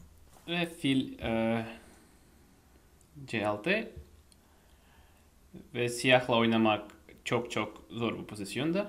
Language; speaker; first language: Turkish; non-native, fluent; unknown